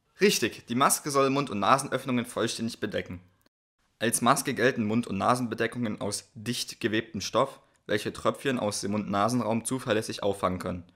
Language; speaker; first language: German; native; German